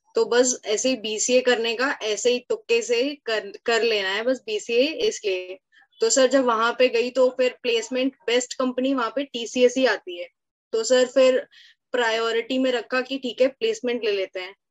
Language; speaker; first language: Hindi; native; Hindi